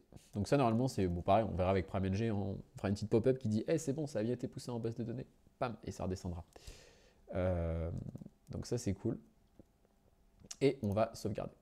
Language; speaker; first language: French; native; French